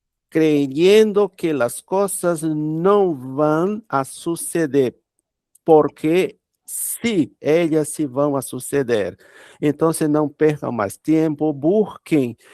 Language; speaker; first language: Spanish; non-native, learner; Portuguese